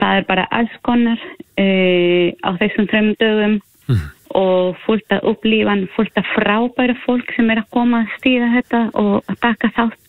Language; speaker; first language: Icelandic; non-native, fluent; Spanish